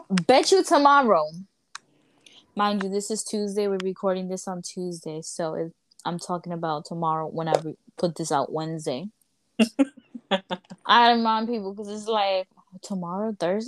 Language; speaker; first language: English; early bilingual, other home language; Spanish